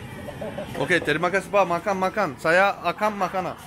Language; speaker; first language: Indonesian; non-native, learner; Turkish